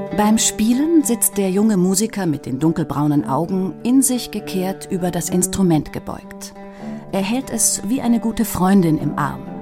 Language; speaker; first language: German; native; German